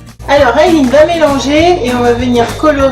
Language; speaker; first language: French; native; French